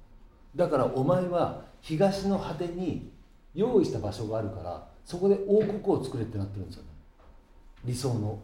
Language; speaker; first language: Japanese; native; Japanese